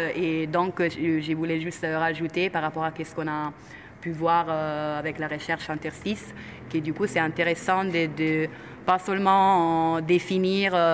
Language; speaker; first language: French; non-native, fluent; Italian